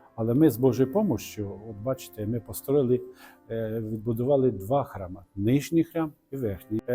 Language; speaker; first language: Ukrainian; non-native, local second language; Russian